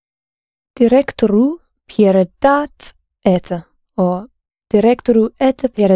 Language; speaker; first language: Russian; non-native, learner; English